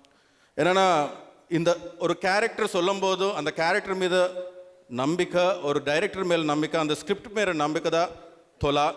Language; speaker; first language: Tamil; non-native, learner; Telugu